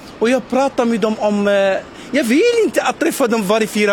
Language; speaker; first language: Swedish; non-native, learner; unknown